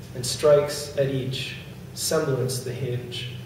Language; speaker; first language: English; native; English